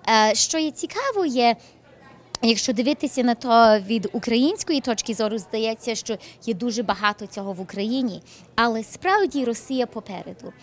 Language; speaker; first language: Ukrainian; early bilingual, heritage; Ukrainian